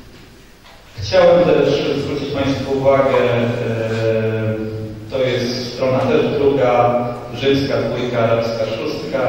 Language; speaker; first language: Polish; native; Polish